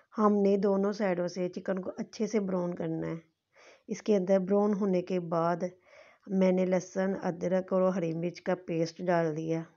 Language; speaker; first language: Urdu; non-native, local second language; Punjabi